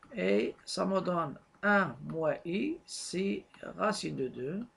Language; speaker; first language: French; non-native, local second language; Arabic